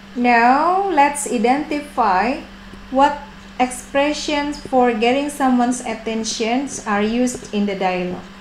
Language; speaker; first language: English; non-native, fluent; Indonesian